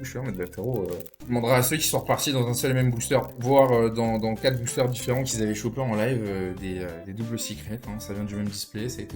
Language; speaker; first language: French; native; French